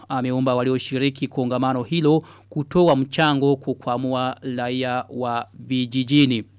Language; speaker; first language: Swahili; non-native, local second language; Rundi